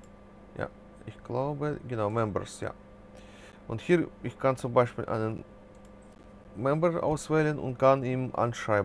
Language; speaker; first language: German; non-native, fluent; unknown